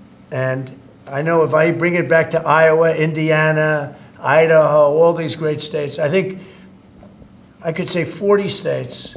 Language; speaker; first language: English; native; English